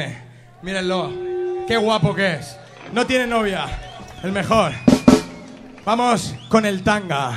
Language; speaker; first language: Spanish; native; Spanish